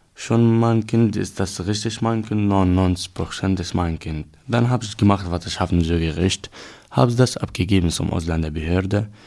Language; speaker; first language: German; non-native, learner; Arabic